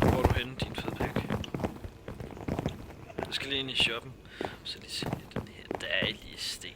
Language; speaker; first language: Danish; native; Danish